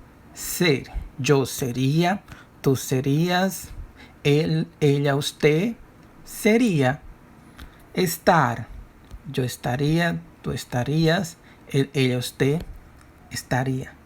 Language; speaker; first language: Spanish; non-native, fluent; Portuguese